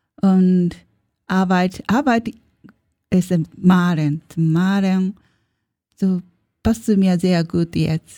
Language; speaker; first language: German; non-native, learner; Japanese